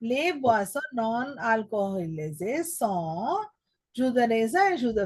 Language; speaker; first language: French; non-native, learner; Telugu